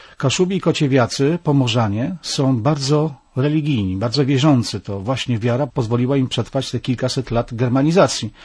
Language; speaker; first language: Polish; native; Polish